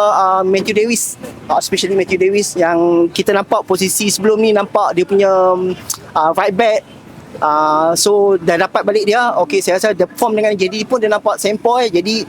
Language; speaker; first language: Malay; native; Malay